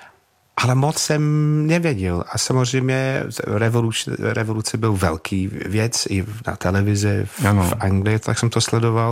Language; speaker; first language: Czech; non-native, fluent; English